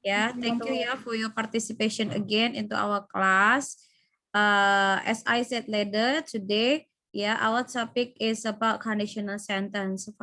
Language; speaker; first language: English; non-native, fluent; Indonesian